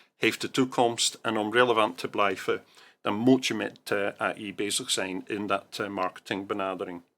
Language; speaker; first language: Dutch; non-native, fluent; English